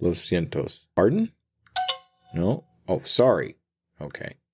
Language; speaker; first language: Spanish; non-native, learner; English